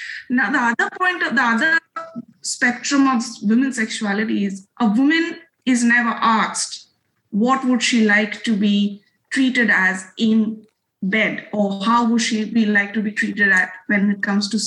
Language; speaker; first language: English; non-native, local second language; Bangla